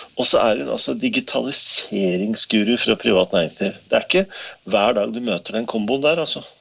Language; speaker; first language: Norwegian; native; Norwegian